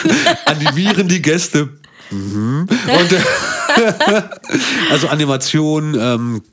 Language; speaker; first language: German; early bilingual, other home language; Albanian